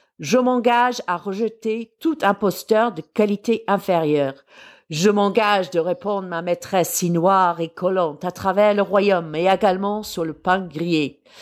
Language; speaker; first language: French; non-native, fluent; English